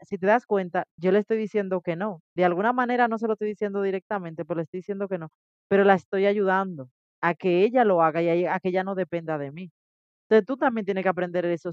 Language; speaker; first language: Spanish; native; Spanish